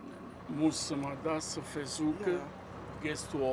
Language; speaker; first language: German; non-native, learner; Italian